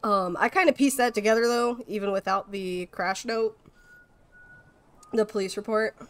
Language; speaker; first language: English; native; English